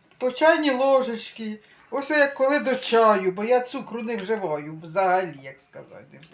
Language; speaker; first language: Ukrainian; native; Ukrainian